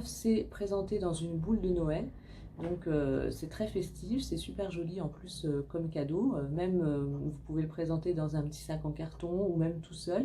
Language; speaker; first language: French; native; French